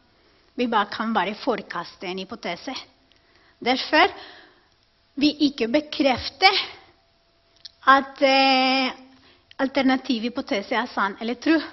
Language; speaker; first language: Norwegian; non-native, fluent; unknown